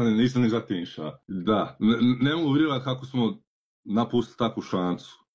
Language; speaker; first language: Serbian; early bilingual, heritage; Croatian